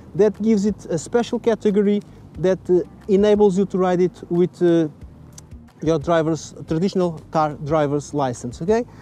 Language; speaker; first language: English; non-native, fluent; Portuguese